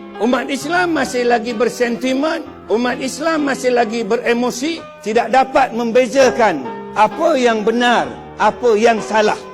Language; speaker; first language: Malay; non-native, local second language; Chinese